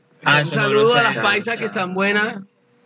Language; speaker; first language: Spanish; native; Spanish